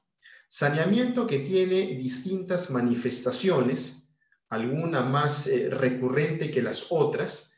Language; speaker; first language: Spanish; native; Spanish